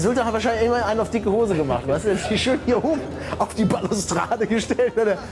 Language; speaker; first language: German; native; German